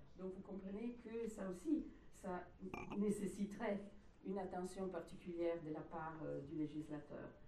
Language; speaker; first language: French; non-native, fluent; Italian